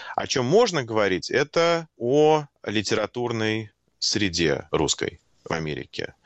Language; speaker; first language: Russian; native; Russian